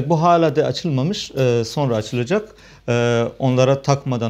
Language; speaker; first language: Turkish; non-native, fluent; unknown